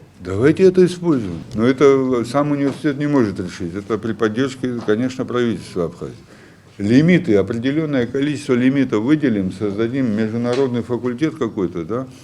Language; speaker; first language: Russian; non-native, fluent; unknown